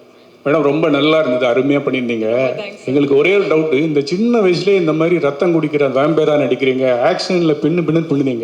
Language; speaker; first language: Tamil; native; Tamil